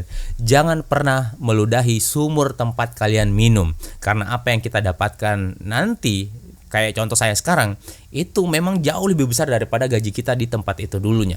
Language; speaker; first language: Indonesian; native; Indonesian